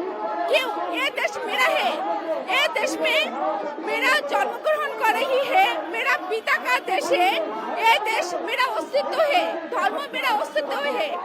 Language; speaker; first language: Hindi; non-native, local second language; Bangla